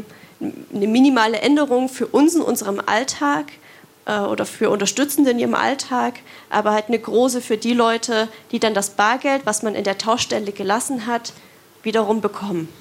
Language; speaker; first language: German; native; German